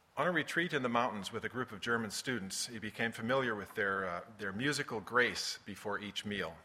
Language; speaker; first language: English; early bilingual, other home language; German